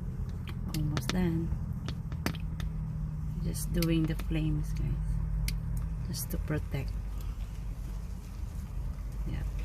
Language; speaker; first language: English; non-native, local second language; Filipino